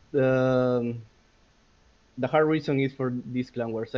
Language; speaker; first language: English; non-native, learner; Spanish